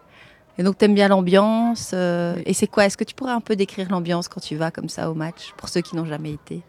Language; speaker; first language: French; native; French